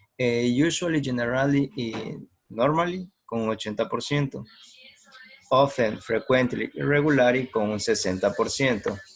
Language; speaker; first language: Spanish; native; Spanish